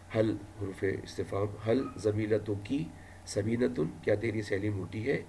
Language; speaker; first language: Urdu; native; Urdu